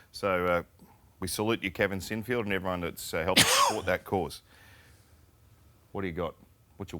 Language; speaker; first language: English; native; English